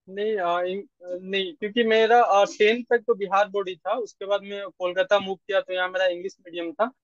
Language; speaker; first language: Hindi; native; Hindi